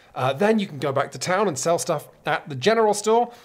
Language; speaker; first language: English; native; English